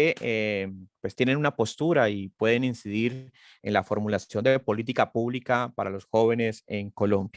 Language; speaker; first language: Spanish; native; Spanish